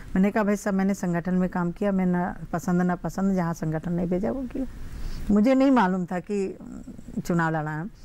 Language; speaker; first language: Hindi; native; Hindi